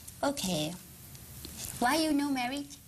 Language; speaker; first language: English; non-native, learner; Dutch